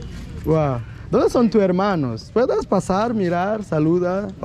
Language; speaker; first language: Spanish; non-native, learner; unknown